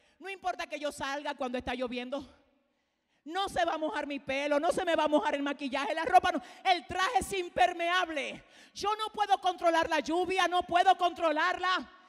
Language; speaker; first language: Spanish; native; Spanish